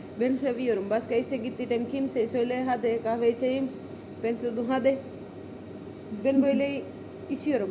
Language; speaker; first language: Turkish; non-native, learner; Gujarati